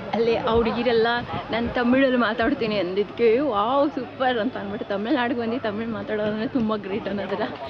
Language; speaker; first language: Kannada; native; Kannada